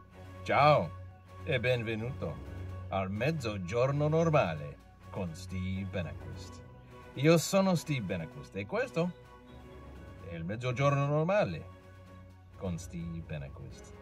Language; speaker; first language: Italian; non-native, learner; English